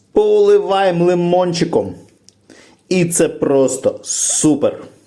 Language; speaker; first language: Ukrainian; native; Ukrainian